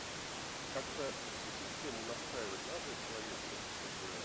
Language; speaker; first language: Russian; native; Russian